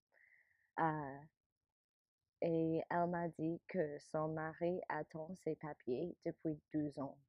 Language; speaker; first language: French; non-native, learner; English